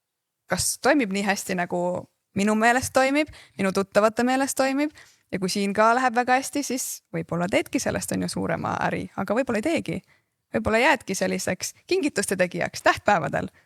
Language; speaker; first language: Estonian; native; Estonian